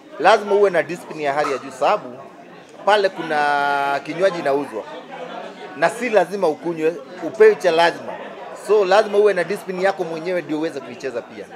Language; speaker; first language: Swahili; non-native, local second language; Kikuyu